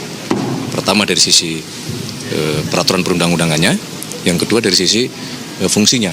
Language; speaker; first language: Indonesian; native; Indonesian